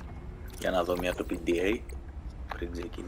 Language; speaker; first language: Greek; native; Greek